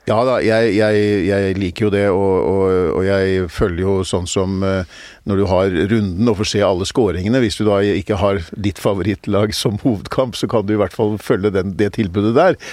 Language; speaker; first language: Norwegian; native; Norwegian